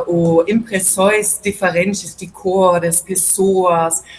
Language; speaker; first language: Portuguese; non-native, fluent; German